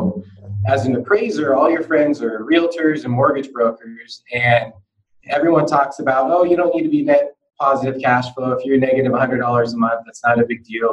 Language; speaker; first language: English; native; English